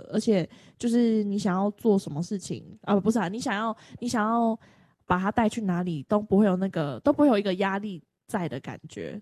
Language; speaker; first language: Chinese; native; Chinese